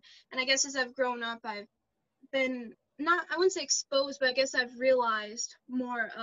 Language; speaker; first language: English; native; English